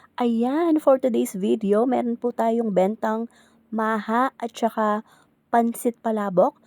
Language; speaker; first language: Filipino; non-native, local second language; Pampanga